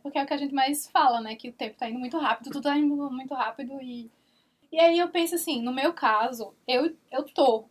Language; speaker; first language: Portuguese; native; Portuguese